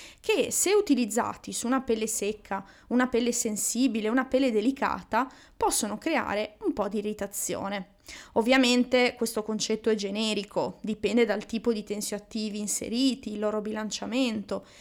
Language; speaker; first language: Italian; native; Italian